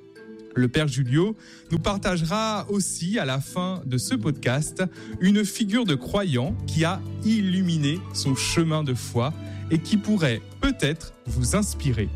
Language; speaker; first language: French; native; French